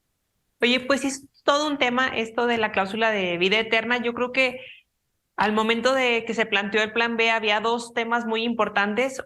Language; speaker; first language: Spanish; native; Spanish